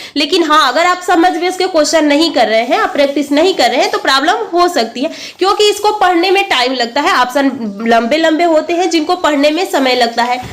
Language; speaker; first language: Hindi; native; Hindi